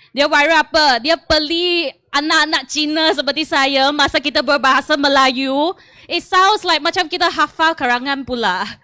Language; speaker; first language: Malay; non-native, local second language; Chinese